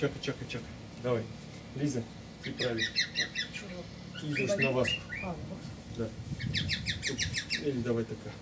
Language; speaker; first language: Bulgarian; non-native, learner; Russian